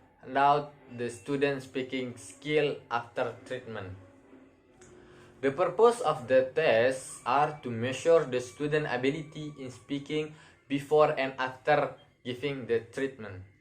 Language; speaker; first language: English; non-native, learner; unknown